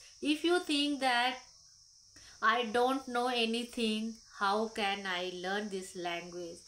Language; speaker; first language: English; non-native, local second language; Hindi